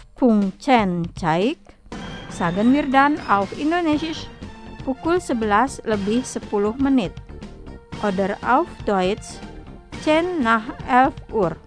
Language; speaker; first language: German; non-native, fluent; Indonesian